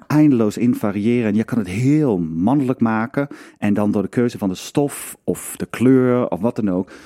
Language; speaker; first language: Dutch; non-native, fluent; Danish